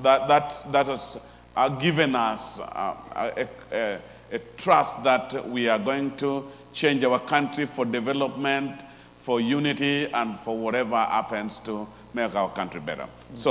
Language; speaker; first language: English; non-native, local second language; Luo (Kenya and Tanzania)